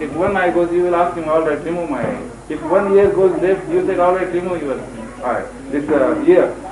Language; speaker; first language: English; non-native, local second language; Marathi